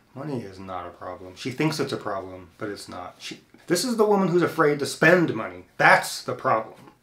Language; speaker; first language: English; native; English